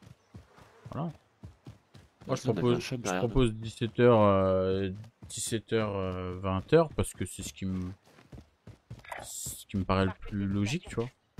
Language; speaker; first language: French; native; French